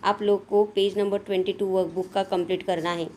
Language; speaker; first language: Hindi; non-native, local second language; Marathi